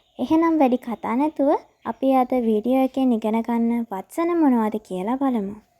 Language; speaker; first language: Sinhala; native; Sinhala